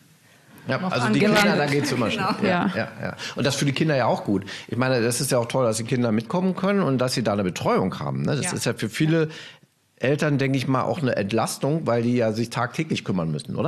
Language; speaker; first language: German; native; German